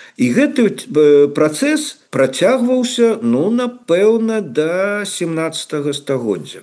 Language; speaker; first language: Belarusian; non-native, local second language; Russian